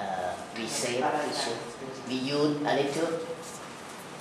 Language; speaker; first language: English; non-native, learner; Thai